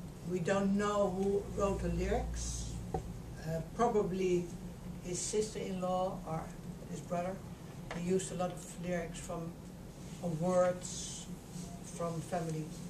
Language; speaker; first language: English; non-native, fluent; Dutch